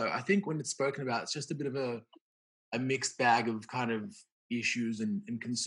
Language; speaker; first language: English; native; English